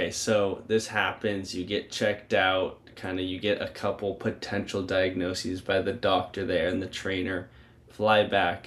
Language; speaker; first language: English; native; English